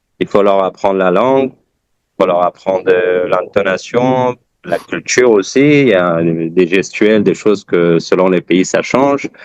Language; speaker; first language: French; early bilingual, other home language; Persian